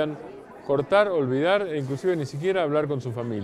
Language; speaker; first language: Spanish; native; Spanish